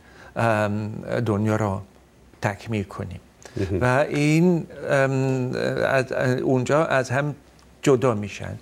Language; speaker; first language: Persian; non-native, fluent; Dutch